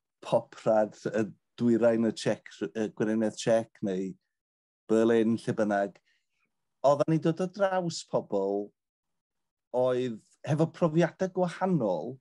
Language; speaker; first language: Welsh; native; Welsh